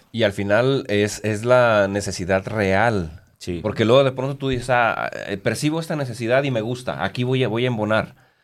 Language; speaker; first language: Spanish; native; Spanish